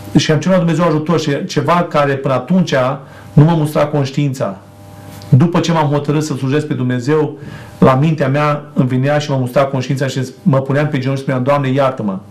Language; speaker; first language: Romanian; native; Romanian